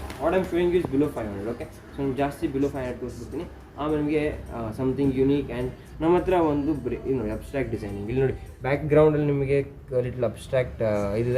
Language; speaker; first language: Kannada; non-native, local second language; Hindi